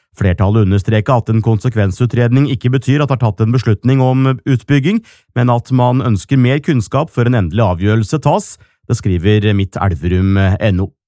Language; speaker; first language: Norwegian; native; Norwegian